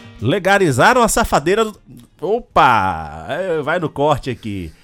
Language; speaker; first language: Portuguese; native; Portuguese